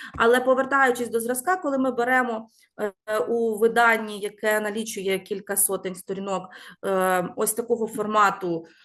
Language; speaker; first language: Ukrainian; native; Ukrainian